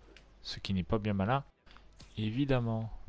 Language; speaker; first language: French; native; French